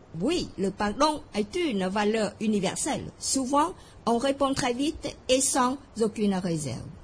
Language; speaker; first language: French; non-native, fluent; Khmer